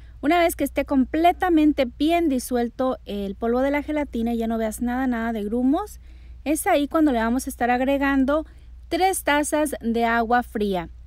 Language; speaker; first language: Spanish; native; Spanish